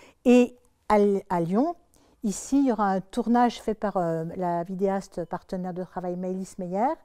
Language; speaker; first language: French; native; French